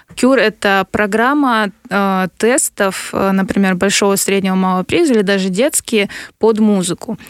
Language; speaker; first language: Russian; native; Russian